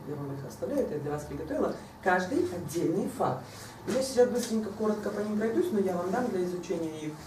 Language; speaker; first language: Russian; non-native, local second language; Ukrainian